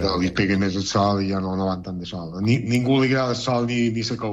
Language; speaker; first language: Catalan; native; Catalan